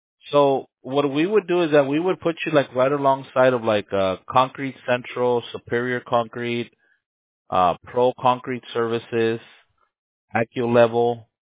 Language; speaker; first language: English; early bilingual, other home language; Spanish